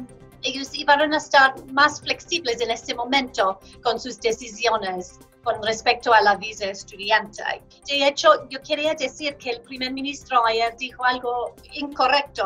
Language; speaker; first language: Spanish; non-native, fluent; English